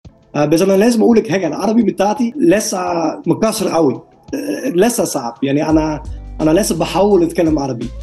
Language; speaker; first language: Arabic; non-native, learner; Dutch